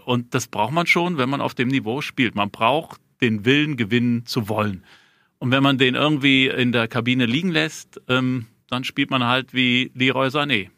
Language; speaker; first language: German; native; German